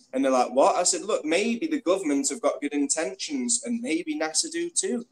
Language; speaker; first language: English; native; English